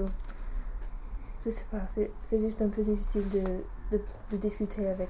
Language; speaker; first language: French; non-native, learner; English